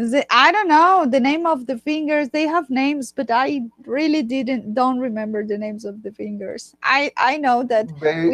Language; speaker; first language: English; non-native, fluent; Spanish